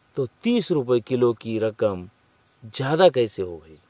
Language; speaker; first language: Hindi; non-native, local second language; Marathi